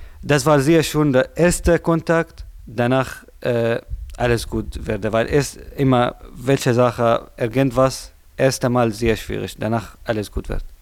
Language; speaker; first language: German; non-native, learner; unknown